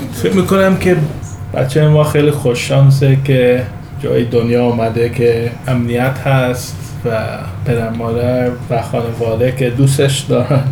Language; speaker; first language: Persian; early bilingual, heritage; Persian